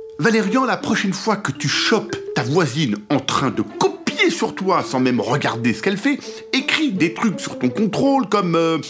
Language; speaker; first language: French; native; French